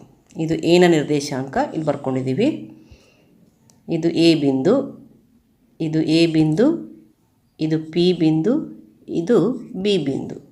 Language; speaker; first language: Kannada; native; Kannada